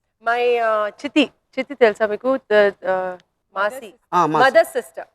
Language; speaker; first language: Telugu; non-native, local second language; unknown